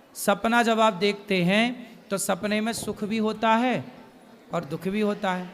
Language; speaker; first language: Hindi; native; Hindi